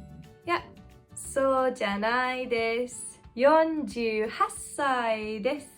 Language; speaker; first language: Japanese; non-native, fluent; English